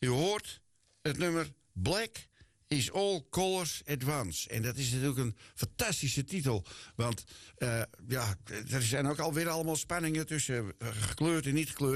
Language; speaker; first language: Dutch; native; Dutch